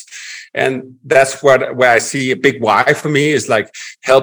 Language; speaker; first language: English; non-native, fluent; Danish